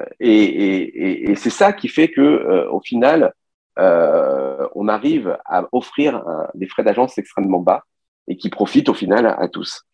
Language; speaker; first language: French; early bilingual, other home language; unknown